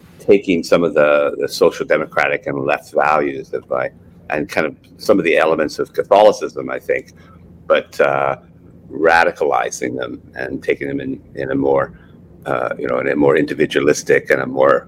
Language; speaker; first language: English; native; English